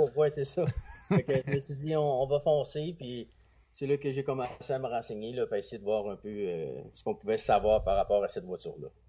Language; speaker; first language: French; native; French